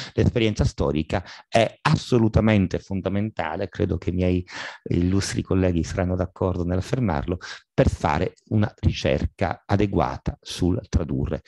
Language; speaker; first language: Italian; native; Italian